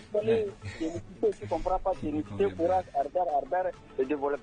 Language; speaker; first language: French; non-native, learner; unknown